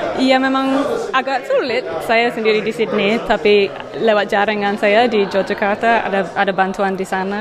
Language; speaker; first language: Indonesian; non-native, fluent; English